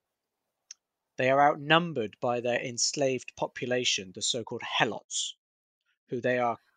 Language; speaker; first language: English; native; English